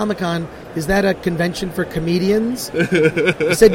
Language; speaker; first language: English; native; English